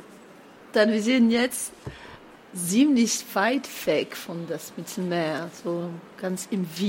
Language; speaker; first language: German; non-native, fluent; French